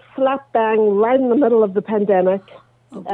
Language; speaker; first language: English; native; English